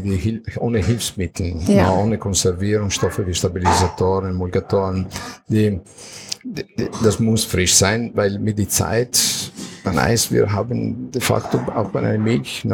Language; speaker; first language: German; non-native, fluent; Italian